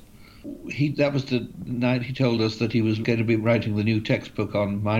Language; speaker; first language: English; native; English